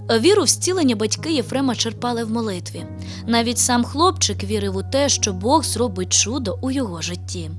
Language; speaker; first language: Ukrainian; native; Ukrainian